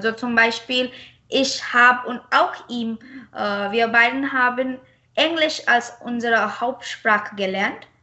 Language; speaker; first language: German; non-native, fluent; Marathi